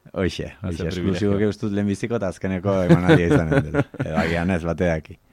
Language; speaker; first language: Basque; native; Basque